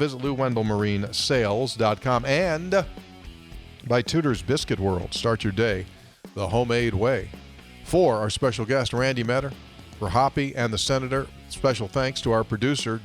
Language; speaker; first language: English; native; English